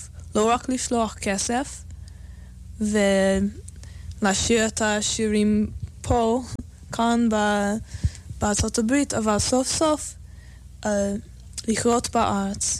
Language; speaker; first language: Hebrew; non-native, fluent; English